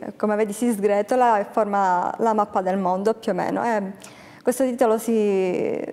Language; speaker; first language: Italian; native; Italian